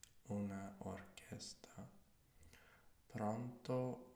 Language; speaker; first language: Spanish; non-native, learner; English